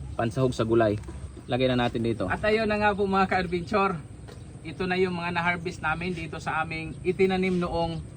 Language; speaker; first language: Filipino; non-native, local second language; Masbatenyo